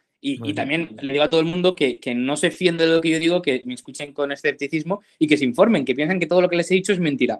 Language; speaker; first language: Spanish; native; Spanish